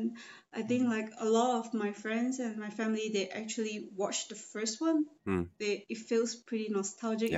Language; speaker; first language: English; non-native, local second language; Chinese